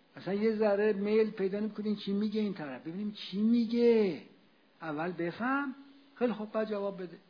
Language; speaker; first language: Persian; native; Persian